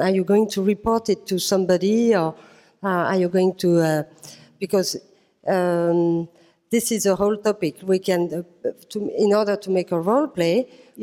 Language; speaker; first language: English; non-native, fluent; French